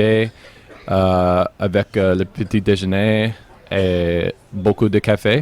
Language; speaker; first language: French; non-native, learner; English